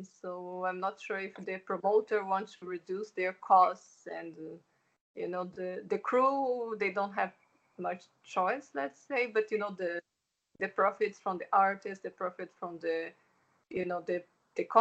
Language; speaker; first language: English; non-native, fluent; Portuguese